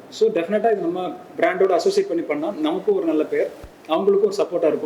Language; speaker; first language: Tamil; native; Tamil